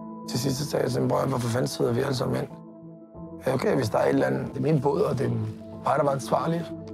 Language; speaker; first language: Danish; early bilingual, other home language; Arabic